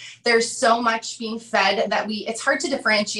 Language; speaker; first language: English; native; English